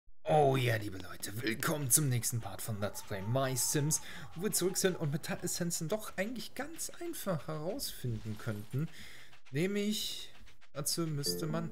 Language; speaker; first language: German; native; German